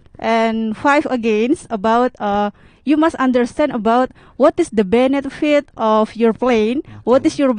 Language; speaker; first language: English; non-native, learner; Indonesian